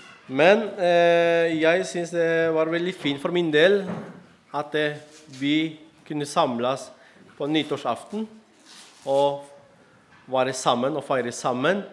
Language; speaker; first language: Norwegian; non-native, fluent; Spanish